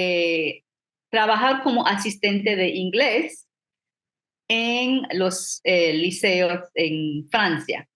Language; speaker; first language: Spanish; non-native, fluent; English